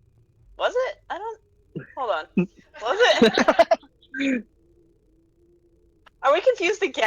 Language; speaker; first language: English; native; English